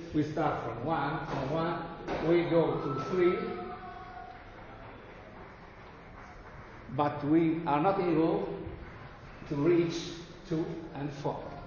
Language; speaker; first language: English; non-native, fluent; Italian